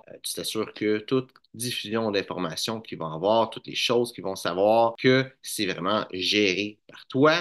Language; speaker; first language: French; native; French